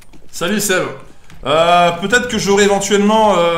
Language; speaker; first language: French; native; French